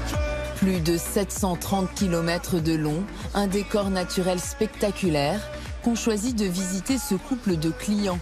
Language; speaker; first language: French; native; French